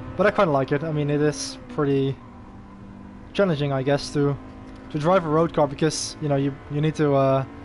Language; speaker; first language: English; non-native, fluent; Dutch